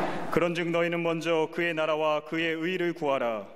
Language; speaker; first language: Korean; native; Korean